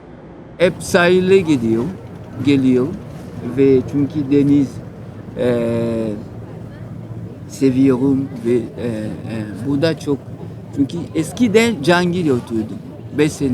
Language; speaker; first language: Turkish; non-native, learner; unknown